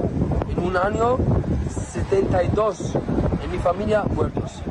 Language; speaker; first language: Spanish; non-native, learner; Arabic